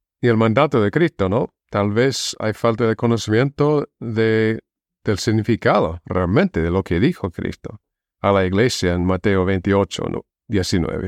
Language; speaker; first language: Spanish; non-native, fluent; English